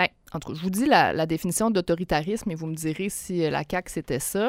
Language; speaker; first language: French; native; French